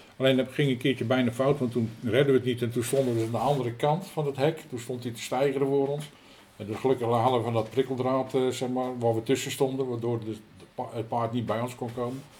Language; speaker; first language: Dutch; native; Dutch